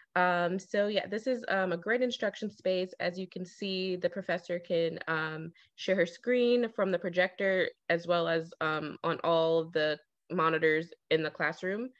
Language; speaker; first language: English; native; English